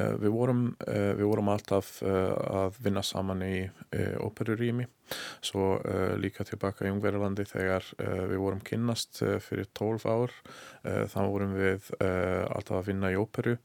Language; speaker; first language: Icelandic; non-native, learner; Hungarian